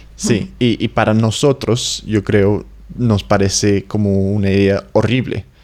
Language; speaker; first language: Spanish; non-native, fluent; English